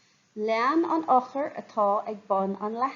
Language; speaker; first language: Irish; non-native, fluent; English